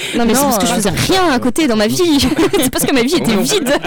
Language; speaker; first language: French; native; French